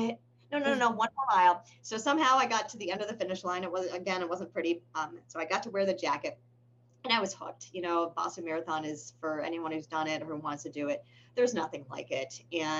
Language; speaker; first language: English; native; English